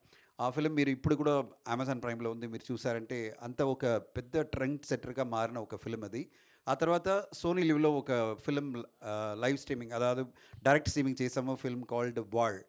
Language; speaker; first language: Telugu; non-native, learner; Tamil